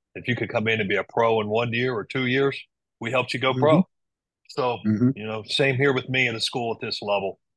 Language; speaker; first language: English; native; English